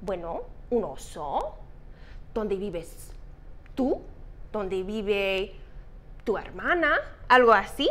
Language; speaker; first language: Spanish; non-native, fluent; English